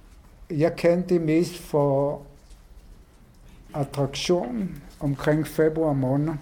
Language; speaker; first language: Danish; non-native, fluent; Hebrew